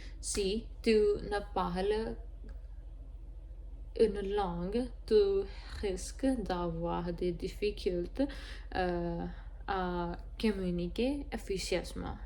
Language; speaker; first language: French; non-native, learner; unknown